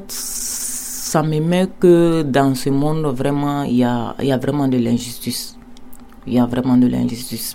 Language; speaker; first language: French; non-native, local second language; Bambara